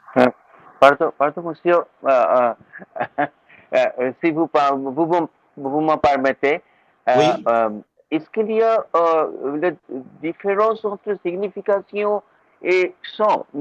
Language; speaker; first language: French; non-native, learner; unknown